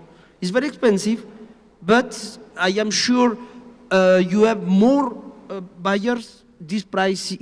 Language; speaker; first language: English; non-native, learner; Spanish